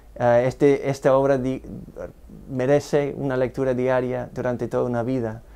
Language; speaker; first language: Spanish; non-native, fluent; English